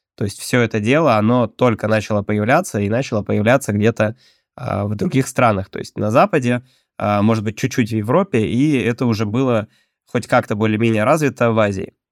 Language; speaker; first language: Russian; native; Russian